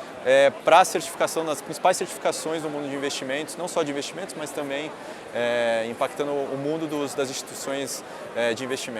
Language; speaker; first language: Portuguese; native; Portuguese